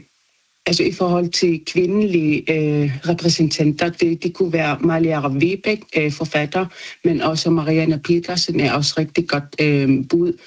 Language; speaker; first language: Danish; non-native, local second language; Kalaallisut